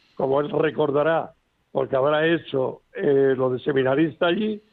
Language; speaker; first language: Spanish; native; Spanish